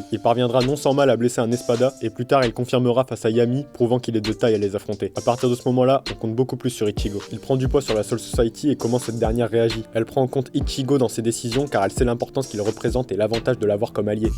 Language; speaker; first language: French; native; French